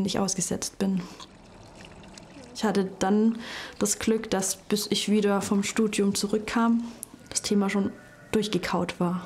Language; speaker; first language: German; native; German